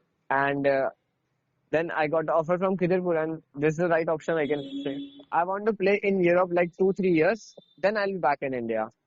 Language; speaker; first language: English; non-native, local second language; Hindi